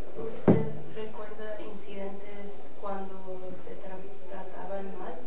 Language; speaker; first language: Spanish; early bilingual, heritage; Spanish